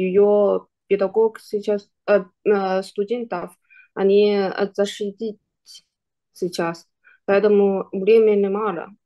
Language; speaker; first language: Russian; non-native, learner; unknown